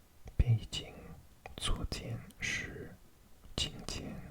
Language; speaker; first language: Chinese; non-native, learner; English